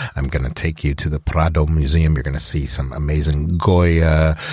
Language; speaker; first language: English; native; English